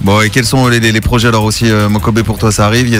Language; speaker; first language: French; native; French